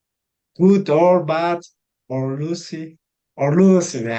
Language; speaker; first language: English; non-native, learner; Spanish